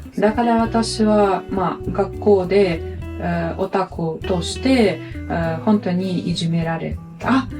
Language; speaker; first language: Japanese; non-native, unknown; Russian